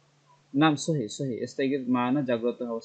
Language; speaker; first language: Arabic; non-native, learner; Bangla